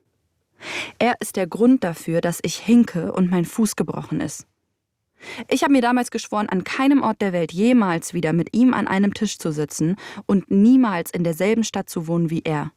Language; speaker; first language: German; native; German